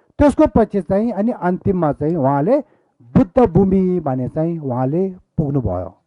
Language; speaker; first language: Nepali; non-native, local second language; Eastern Tamang